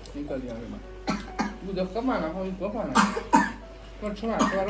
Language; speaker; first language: Chinese; native; Chinese